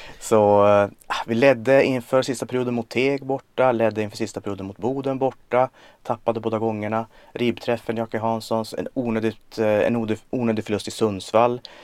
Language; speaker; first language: Swedish; native; Swedish